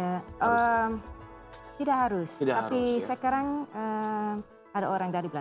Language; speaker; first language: Indonesian; non-native, learner; Dutch